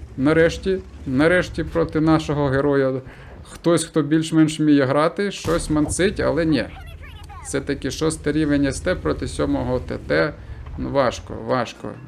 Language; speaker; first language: Ukrainian; non-native, local second language; Russian